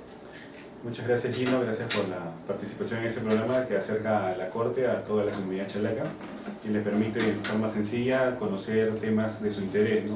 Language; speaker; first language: Spanish; native; Spanish